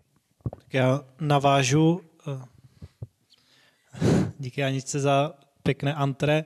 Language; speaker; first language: Czech; native; Czech